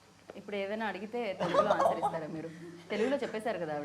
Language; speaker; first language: Telugu; native; Telugu